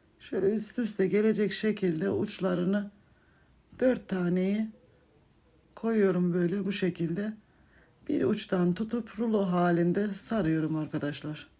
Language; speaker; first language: Turkish; native; Turkish